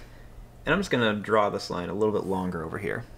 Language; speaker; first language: English; native; English